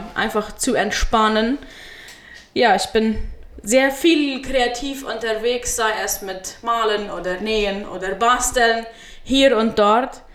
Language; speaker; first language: German; early bilingual, heritage; Spanish